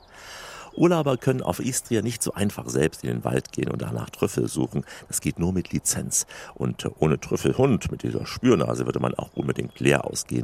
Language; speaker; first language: German; native; German